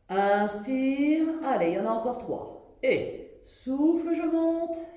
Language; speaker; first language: French; native; French